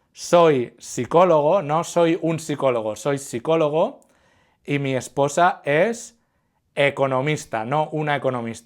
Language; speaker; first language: Spanish; non-native, fluent; English